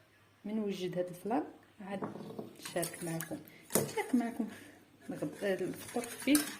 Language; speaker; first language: Arabic; native; Arabic